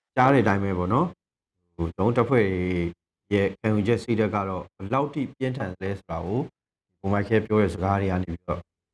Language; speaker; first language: Burmese; native; Burmese